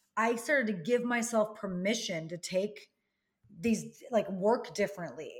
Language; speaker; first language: English; native; English